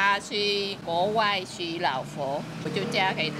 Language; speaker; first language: Chinese; non-native, fluent; Vietnamese